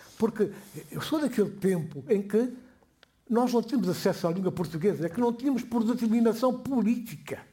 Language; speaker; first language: Portuguese; non-native, local second language; Upper Guinea Crioulo